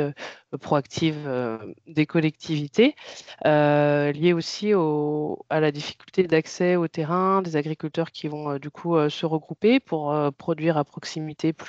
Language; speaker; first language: French; native; French